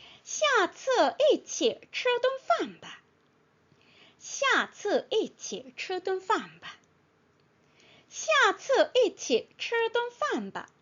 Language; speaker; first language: Chinese; non-native, fluent; Korean